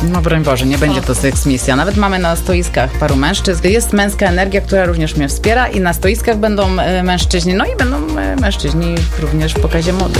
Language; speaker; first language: Polish; native; Polish